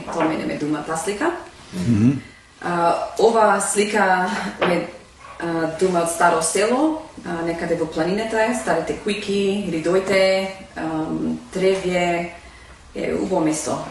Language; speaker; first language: Macedonian; early bilingual, heritage; Macedonian